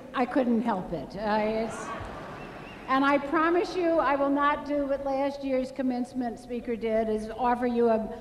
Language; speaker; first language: English; native; English